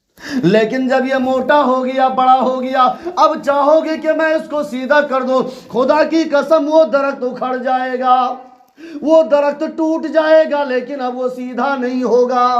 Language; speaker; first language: Urdu; native; Urdu